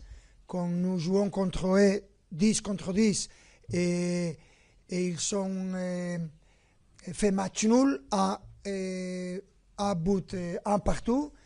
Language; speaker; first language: French; non-native, fluent; Spanish